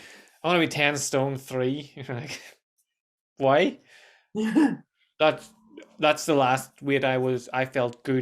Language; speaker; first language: English; native; English